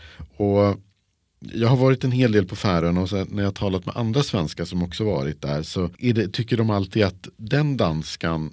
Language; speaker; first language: Swedish; native; Swedish